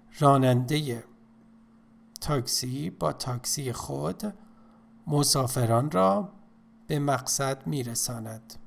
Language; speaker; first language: Persian; native; Persian